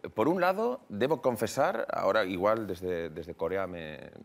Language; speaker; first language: Spanish; native; Spanish